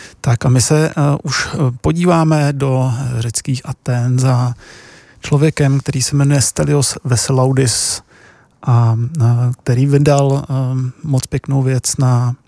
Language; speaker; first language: Czech; native; Czech